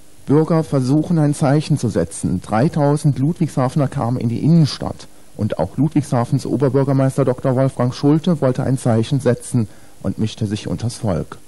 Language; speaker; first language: German; native; German